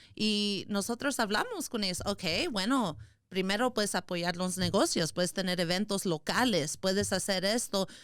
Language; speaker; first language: Spanish; early bilingual, other home language; English